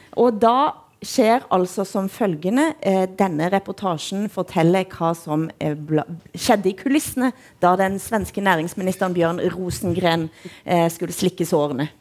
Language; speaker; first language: Norwegian; native; Norwegian